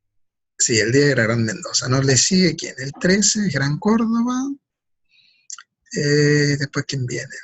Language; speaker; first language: Spanish; native; Spanish